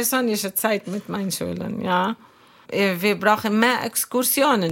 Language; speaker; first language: German; non-native, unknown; Arabic